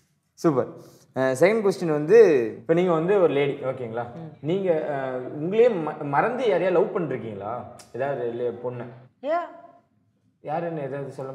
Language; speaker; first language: Tamil; native; Tamil